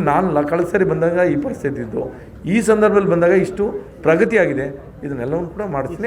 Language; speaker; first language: Kannada; native; Kannada